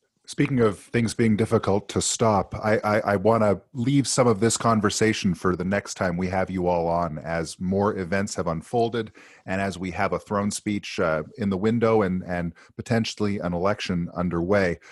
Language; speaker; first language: English; native; English